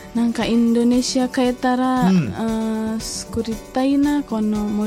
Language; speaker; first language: Japanese; non-native, learner; Indonesian